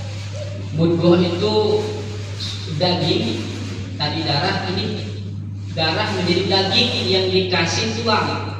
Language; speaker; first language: Indonesian; native; Indonesian